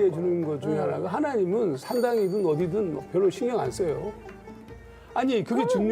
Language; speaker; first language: Korean; native; Korean